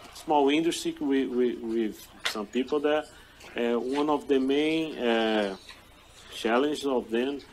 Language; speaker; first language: English; non-native, fluent; Portuguese